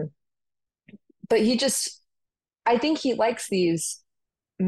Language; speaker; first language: English; native; English